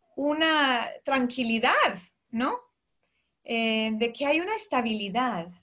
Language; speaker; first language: Spanish; early bilingual, heritage; Spanish